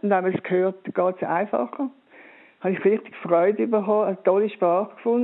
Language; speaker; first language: German; native; German